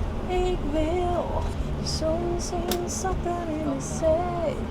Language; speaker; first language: Dutch; native; Dutch